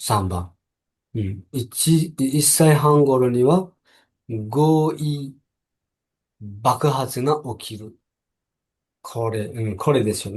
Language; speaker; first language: Japanese; non-native, fluent; Nepali